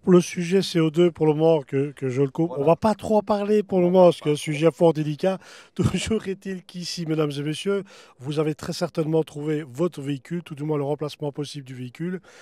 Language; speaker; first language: French; native; French